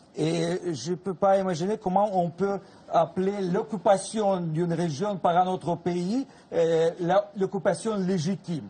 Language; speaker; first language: French; non-native, fluent; Russian